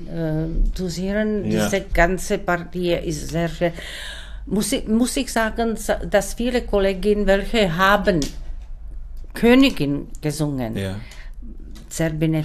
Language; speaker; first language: German; non-native, learner; Czech